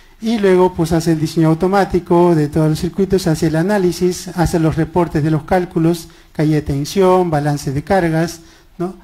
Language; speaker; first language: Spanish; non-native, local second language; Quechua